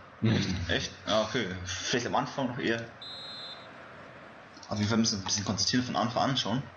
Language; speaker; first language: German; native; German